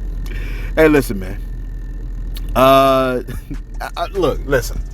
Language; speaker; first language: English; native; English